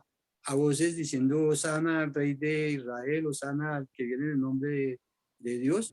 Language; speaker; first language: Spanish; native; Spanish